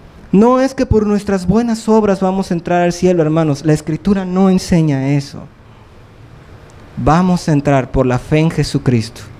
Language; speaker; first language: Spanish; native; Spanish